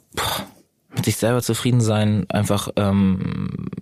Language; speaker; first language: German; native; German